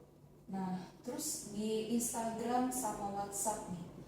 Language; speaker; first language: Indonesian; native; Indonesian